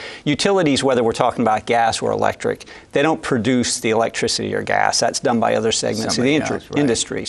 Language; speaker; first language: English; native; English